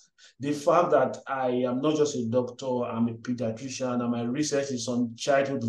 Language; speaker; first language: English; non-native, local second language; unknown